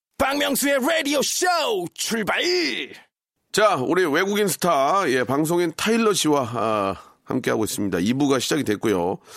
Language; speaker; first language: Korean; native; Korean